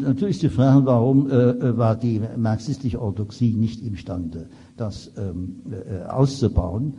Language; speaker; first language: German; native; German